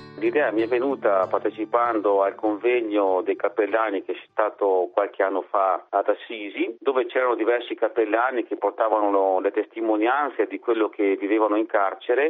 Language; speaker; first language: Italian; native; Italian